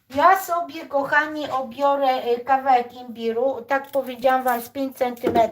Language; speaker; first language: Polish; native; Polish